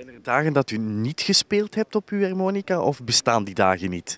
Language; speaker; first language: Dutch; native; Dutch